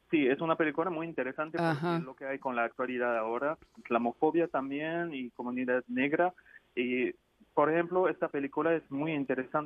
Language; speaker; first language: Spanish; non-native, fluent; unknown